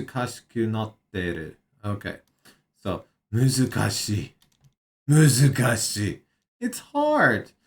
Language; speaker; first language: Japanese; non-native, learner; English